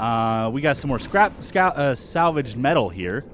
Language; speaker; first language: English; native; English